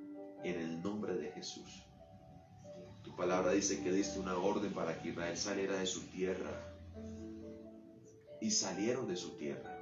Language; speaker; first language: Spanish; native; Spanish